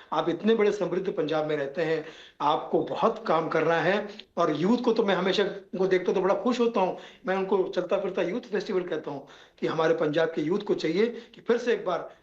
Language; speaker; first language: Hindi; native; Hindi